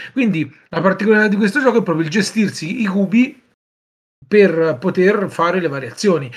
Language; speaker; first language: Italian; native; Italian